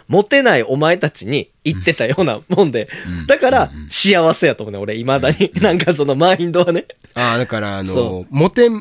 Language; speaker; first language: Japanese; native; Japanese